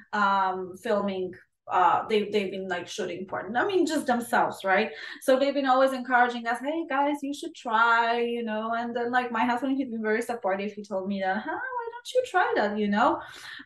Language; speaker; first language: English; non-native, fluent; Italian